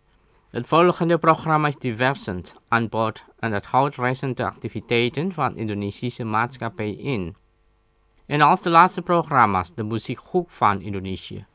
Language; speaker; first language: Dutch; non-native, learner; Indonesian